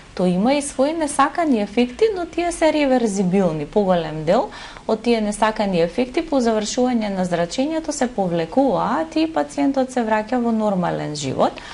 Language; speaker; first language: Macedonian; native; Macedonian